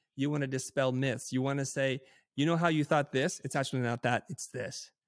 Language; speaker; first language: English; native; English